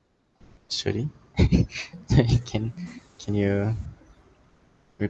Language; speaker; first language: English; non-native, local second language; Malay